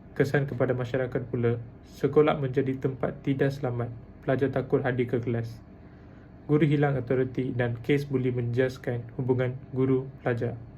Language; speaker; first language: Malay; non-native, local second language; Tamil